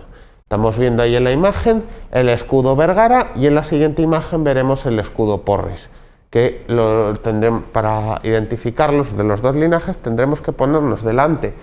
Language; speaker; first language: Spanish; native; Spanish